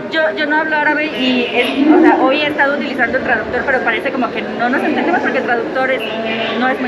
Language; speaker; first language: Spanish; native; Spanish